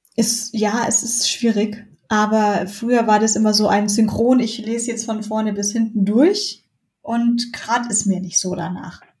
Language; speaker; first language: German; native; German